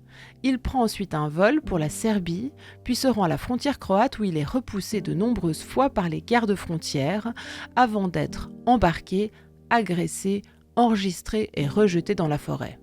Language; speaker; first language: French; native; French